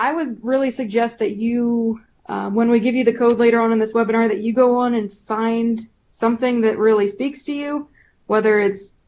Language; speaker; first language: English; native; English